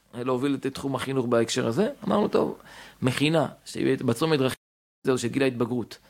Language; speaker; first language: Hebrew; native; Hebrew